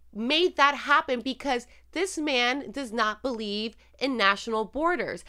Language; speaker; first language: English; non-native, fluent; Spanish